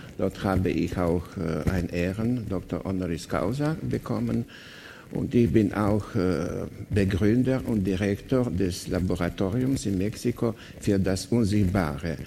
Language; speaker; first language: German; non-native, fluent; Slovenian